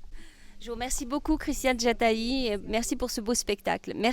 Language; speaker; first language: French; native; French